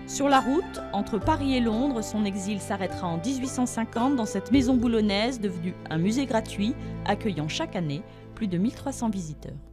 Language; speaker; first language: French; native; French